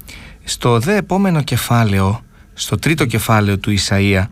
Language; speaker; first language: Greek; native; Greek